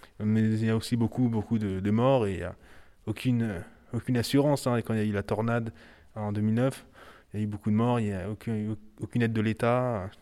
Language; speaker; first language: French; early bilingual, other home language; Haitian Creole